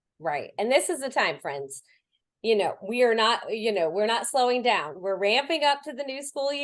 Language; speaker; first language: English; native; English